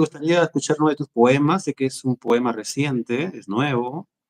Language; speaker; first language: Spanish; native; Spanish